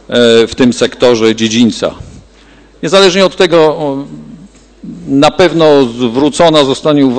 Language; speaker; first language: Polish; native; Polish